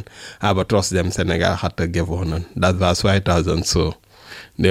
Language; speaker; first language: German; non-native, learner; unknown